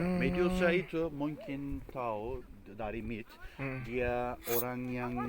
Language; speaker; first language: Indonesian; non-native, fluent; Turkish